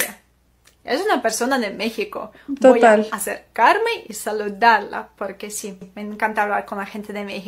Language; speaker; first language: Spanish; non-native, fluent; Ukrainian